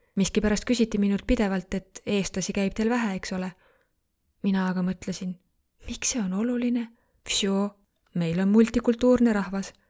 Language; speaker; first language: Estonian; non-native, fluent; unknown